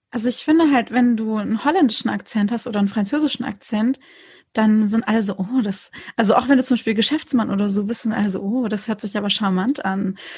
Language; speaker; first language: German; early bilingual, other home language; Turkish